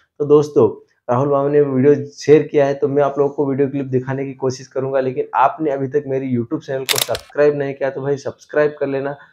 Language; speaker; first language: Hindi; native; Hindi